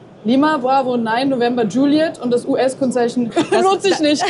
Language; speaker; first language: German; native; German